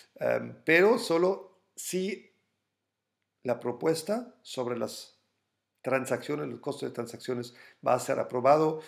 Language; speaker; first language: Spanish; non-native, fluent; German